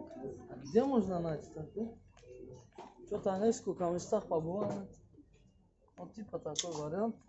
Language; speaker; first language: Russian; non-native, fluent; Tajik